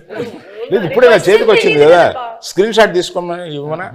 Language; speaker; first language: Telugu; native; Telugu